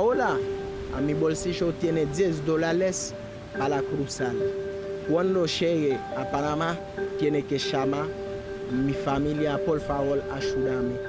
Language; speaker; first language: Spanish; non-native, learner; Haitian Creole